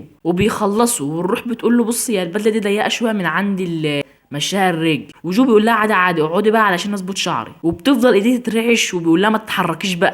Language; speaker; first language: Arabic; native; Arabic